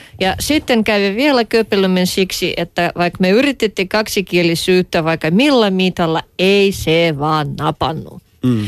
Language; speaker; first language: Finnish; non-native, fluent; Russian